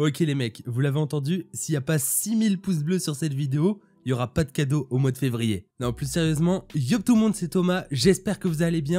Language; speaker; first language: French; native; French